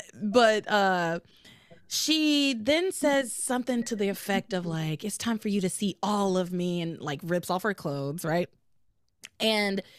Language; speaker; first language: English; native; English